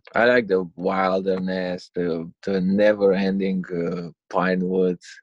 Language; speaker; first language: English; non-native, fluent; Romanian